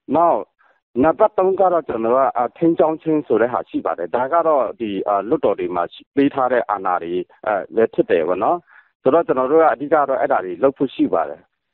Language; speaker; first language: Burmese; non-native, local second language; Western Kayah